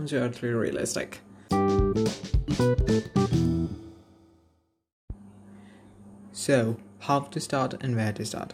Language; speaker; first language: English; non-native, local second language; Malayalam